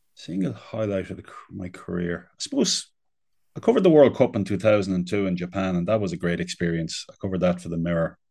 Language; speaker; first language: English; native; English